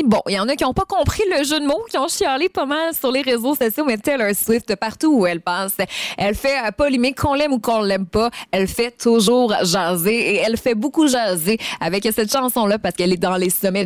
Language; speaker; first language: French; native; French